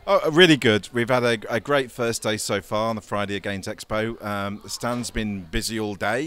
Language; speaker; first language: English; native; English